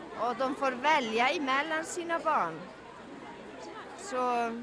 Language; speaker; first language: Swedish; non-native, learner; Icelandic